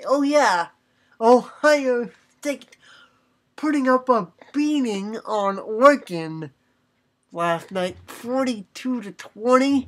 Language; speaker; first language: English; native; English